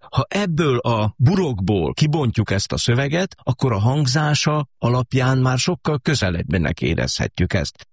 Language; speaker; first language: Hungarian; native; Hungarian